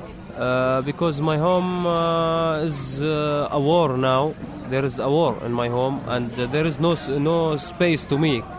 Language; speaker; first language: English; non-native, learner; Arabic